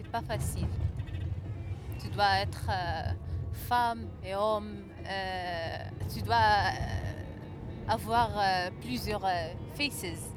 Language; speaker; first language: French; non-native, learner; Arabic